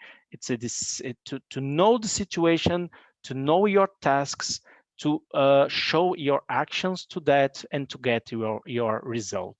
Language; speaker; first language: English; non-native, fluent; Portuguese